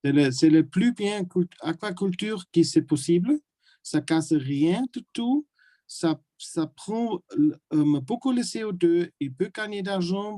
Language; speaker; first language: French; non-native, learner; German